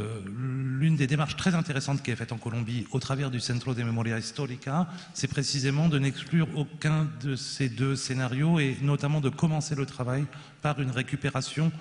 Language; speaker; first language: French; native; French